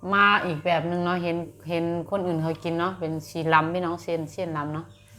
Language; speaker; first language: Thai; native; Thai